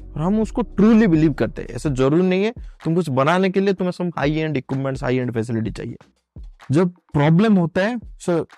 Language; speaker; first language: Hindi; non-native, local second language; Odia